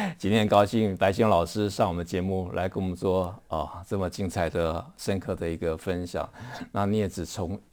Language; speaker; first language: Chinese; native; Chinese